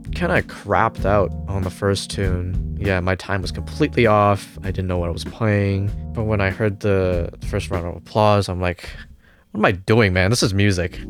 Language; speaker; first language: English; early bilingual, other home language; Cantonese